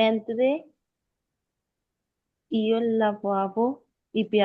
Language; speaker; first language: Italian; non-native, learner; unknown